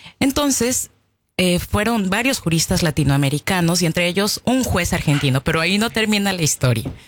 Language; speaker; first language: Spanish; native; Spanish